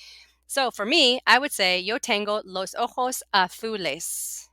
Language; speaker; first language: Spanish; non-native, fluent; English